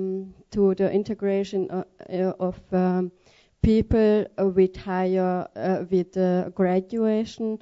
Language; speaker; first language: English; non-native, learner; Hungarian